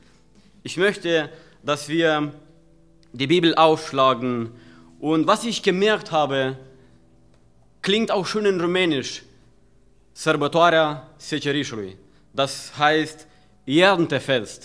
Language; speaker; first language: German; non-native, fluent; Romanian